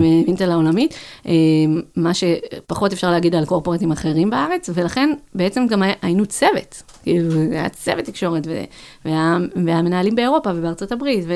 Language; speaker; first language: Hebrew; native; Hebrew